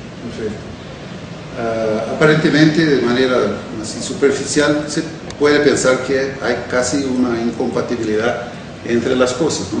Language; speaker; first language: Spanish; non-native, fluent; Portuguese